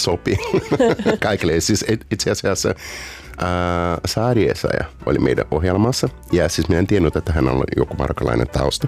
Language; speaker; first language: Finnish; non-native, fluent; Portuguese